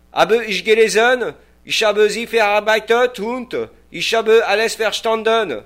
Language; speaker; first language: German; non-native, learner; French